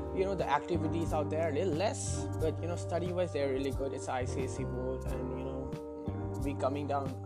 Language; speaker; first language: English; non-native, local second language; Manipuri